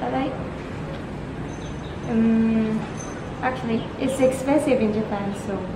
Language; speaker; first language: English; non-native, fluent; Japanese